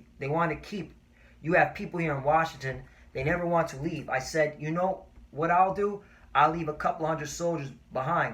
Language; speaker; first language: English; native; English